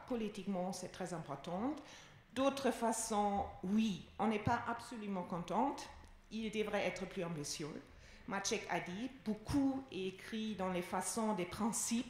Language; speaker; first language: French; non-native, fluent; German